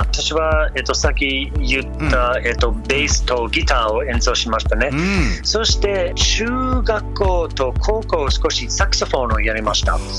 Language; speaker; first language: Japanese; non-native, learner; English